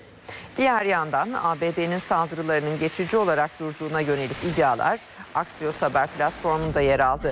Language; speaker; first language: Turkish; native; Turkish